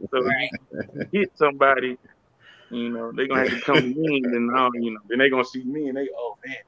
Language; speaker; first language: English; native; English